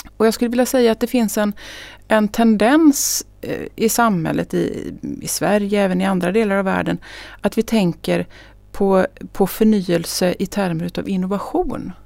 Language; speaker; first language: Swedish; native; Swedish